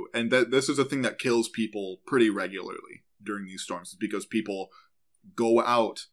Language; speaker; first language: English; native; English